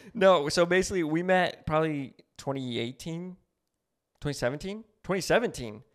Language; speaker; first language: English; native; English